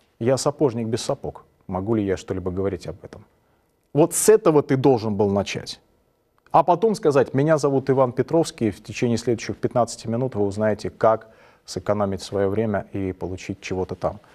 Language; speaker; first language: Russian; native; Russian